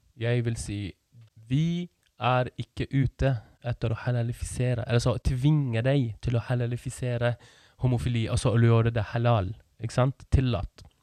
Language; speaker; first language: Norwegian; non-native, fluent; Kurdish